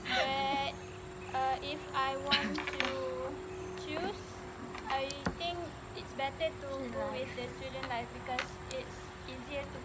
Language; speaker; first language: English; non-native, fluent; Malay